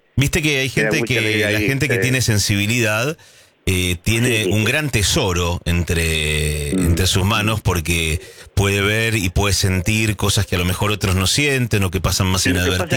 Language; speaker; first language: Spanish; native; Spanish